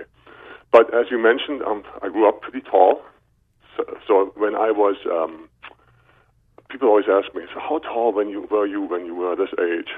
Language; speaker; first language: English; non-native, fluent; German